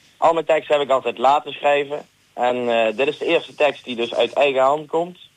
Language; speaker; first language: Dutch; native; Dutch